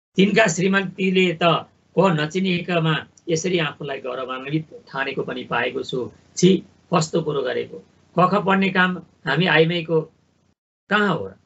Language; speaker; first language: Nepali; native; Nepali